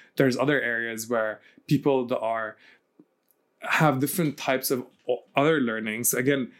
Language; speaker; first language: English; early bilingual, heritage; Arabic